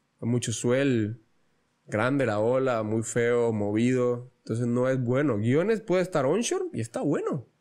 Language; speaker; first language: Spanish; native; Spanish